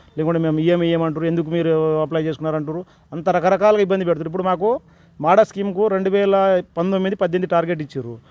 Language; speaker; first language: Telugu; native; Telugu